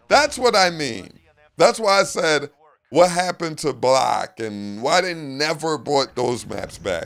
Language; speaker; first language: English; native; English